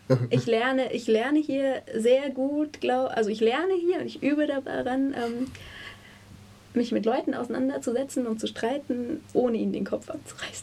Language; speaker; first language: German; native; German